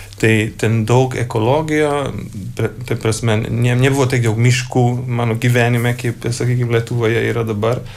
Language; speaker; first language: Lithuanian; non-native, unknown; Hungarian